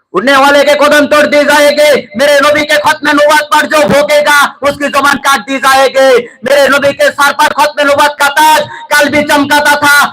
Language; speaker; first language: Urdu; non-native, fluent; Bangla